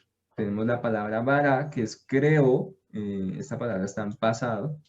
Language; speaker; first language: Spanish; native; Spanish